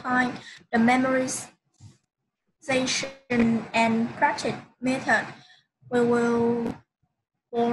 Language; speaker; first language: English; non-native, learner; Vietnamese